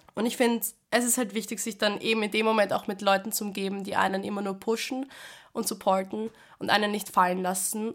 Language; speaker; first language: German; native; German